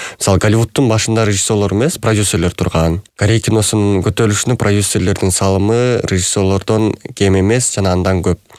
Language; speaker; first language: Kyrgyz; native; Kyrgyz